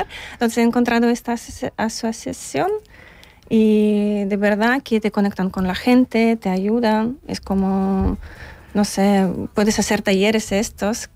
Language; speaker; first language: Spanish; non-native, learner; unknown